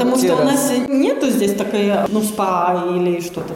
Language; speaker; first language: Russian; non-native, local second language; Latvian